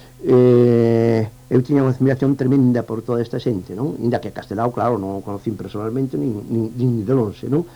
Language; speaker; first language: Galician; non-native, local second language; Spanish